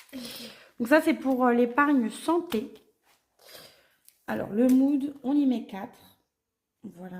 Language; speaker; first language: French; native; French